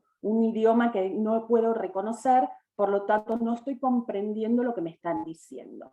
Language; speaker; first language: Spanish; native; Spanish